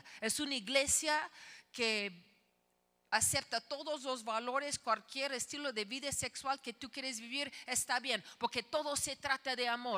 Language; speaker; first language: Spanish; non-native, fluent; English